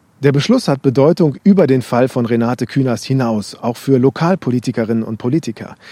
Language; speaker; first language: German; native; German